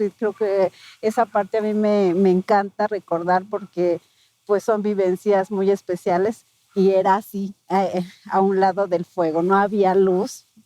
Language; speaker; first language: Spanish; non-native, local second language; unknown